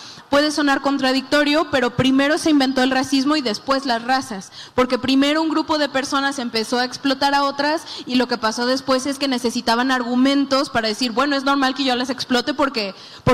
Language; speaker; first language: Spanish; native; Spanish